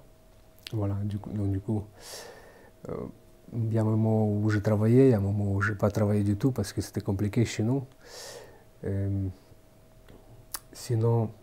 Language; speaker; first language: French; non-native, fluent; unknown